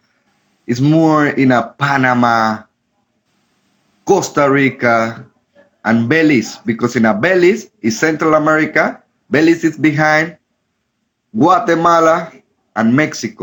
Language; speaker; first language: English; non-native, local second language; Spanish